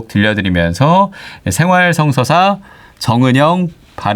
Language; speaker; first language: Korean; native; Korean